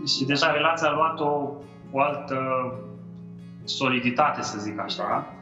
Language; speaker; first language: Romanian; native; Romanian